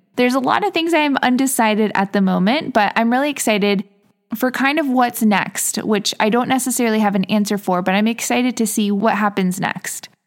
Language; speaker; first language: English; native; English